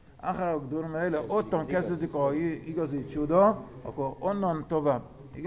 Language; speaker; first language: Hungarian; early bilingual, heritage; Hungarian